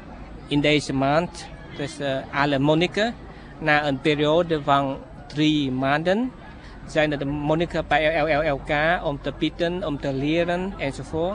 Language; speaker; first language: Dutch; non-native, learner; Vietnamese